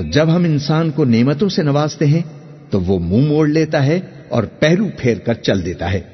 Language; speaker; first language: Urdu; native; Urdu